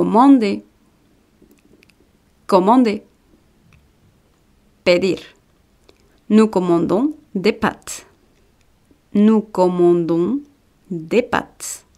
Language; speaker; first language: French; non-native, fluent; Spanish